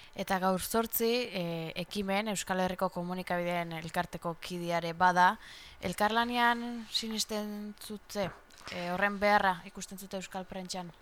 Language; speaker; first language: Basque; native; Basque